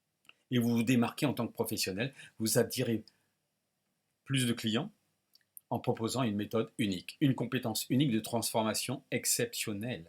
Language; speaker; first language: French; native; French